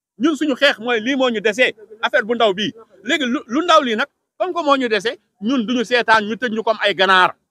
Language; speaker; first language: Wolof; native; Wolof